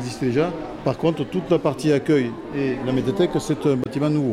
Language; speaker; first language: French; native; French